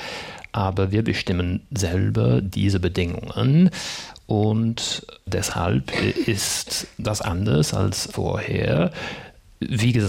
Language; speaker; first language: German; non-native, fluent; English